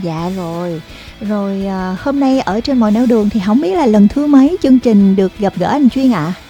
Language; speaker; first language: Vietnamese; native; Vietnamese